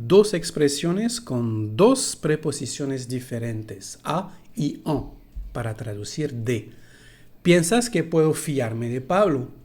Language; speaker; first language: Spanish; non-native, fluent; French